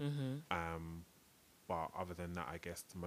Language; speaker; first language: English; native; English